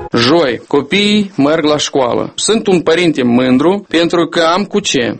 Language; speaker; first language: Romanian; non-native, local second language; Russian